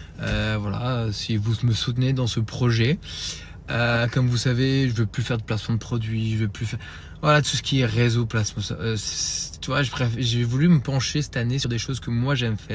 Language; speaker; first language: French; native; French